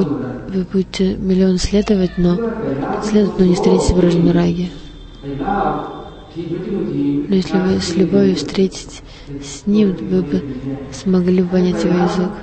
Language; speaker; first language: Russian; non-native, learner; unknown